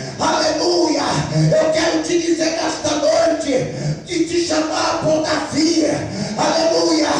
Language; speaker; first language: Portuguese; non-native, fluent; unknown